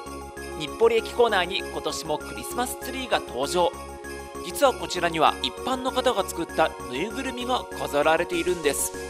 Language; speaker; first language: Japanese; native; Japanese